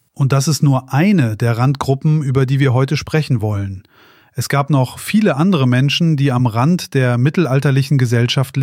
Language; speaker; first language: German; native; German